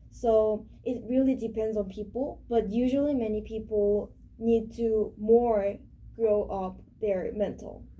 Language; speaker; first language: English; non-native, learner; Korean